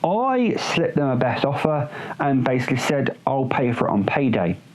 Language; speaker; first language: English; native; English